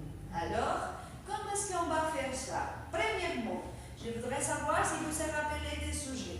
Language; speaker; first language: French; non-native, fluent; Spanish